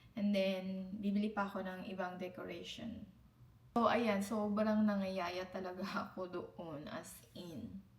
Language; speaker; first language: Filipino; non-native, local second language; Cebuano